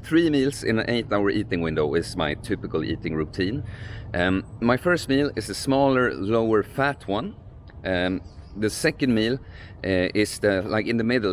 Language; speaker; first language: English; non-native, fluent; Swedish